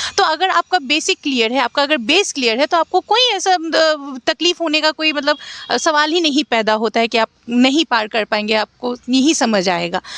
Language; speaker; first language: Hindi; non-native, local second language; Assamese